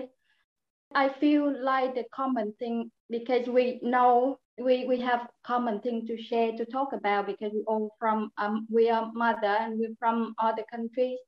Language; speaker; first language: English; non-native, learner; Vietnamese